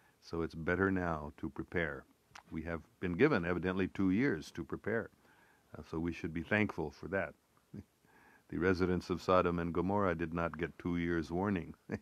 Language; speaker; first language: English; native; English